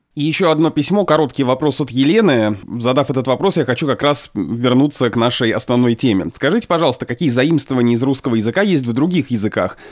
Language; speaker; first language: Russian; native; Russian